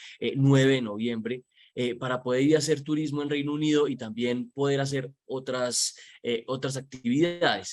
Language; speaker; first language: Spanish; native; Spanish